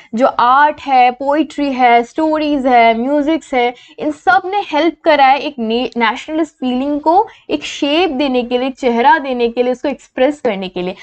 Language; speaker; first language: Hindi; non-native, local second language; Assamese